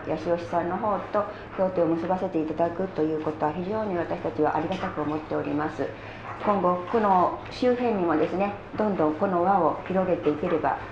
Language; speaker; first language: Japanese; native; Japanese